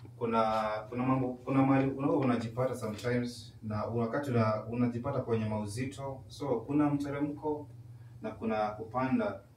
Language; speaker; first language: Swahili; non-native, local second language; Kikuyu